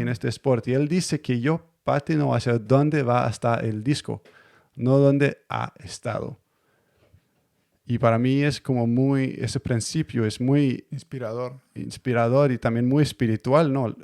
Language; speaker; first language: Spanish; non-native, learner; Danish